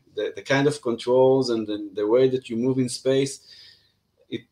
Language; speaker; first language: English; non-native, fluent; Hebrew